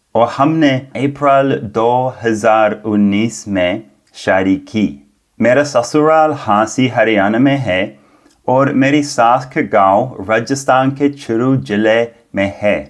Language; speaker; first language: Hindi; non-native, fluent; English